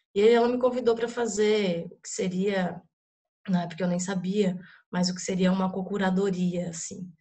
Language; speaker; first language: Portuguese; native; Portuguese